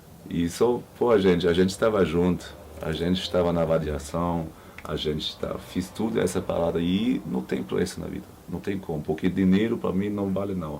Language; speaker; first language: Portuguese; non-native, learner; German